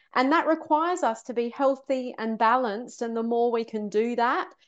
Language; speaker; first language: English; native; English